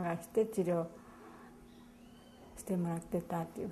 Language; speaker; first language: Japanese; native; Japanese